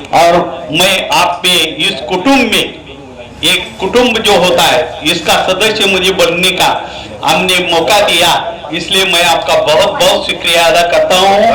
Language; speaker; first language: Hindi; non-native, local second language; Marathi